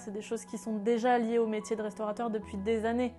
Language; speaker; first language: French; native; French